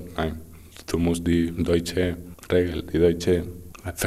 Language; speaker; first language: German; non-native, learner; Spanish